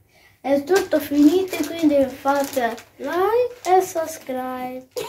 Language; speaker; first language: Italian; early bilingual, other home language; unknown